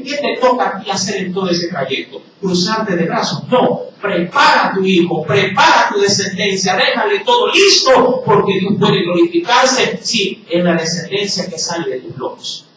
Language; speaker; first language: Spanish; native; Spanish